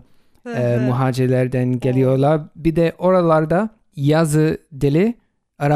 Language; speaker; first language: Turkish; non-native, fluent; English